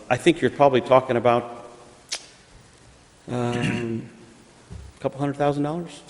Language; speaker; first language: English; native; English